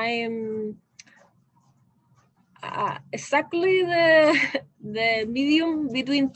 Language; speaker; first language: English; non-native, learner; Spanish